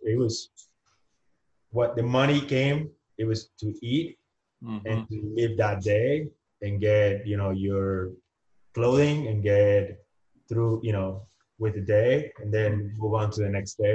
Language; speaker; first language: English; non-native, fluent; Spanish